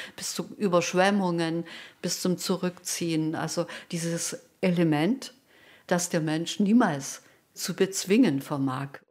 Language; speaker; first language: German; non-native, local second language; Upper Sorbian